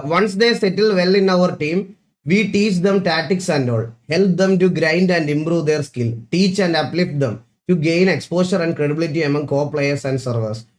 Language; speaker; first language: English; non-native, local second language; Malayalam